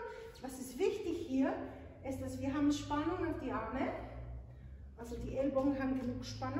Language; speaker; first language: German; non-native, fluent; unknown